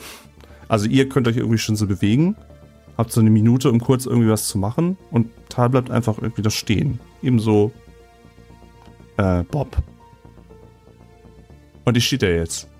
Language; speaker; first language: German; native; German